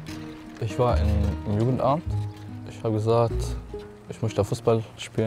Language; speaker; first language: German; non-native, learner; Arabic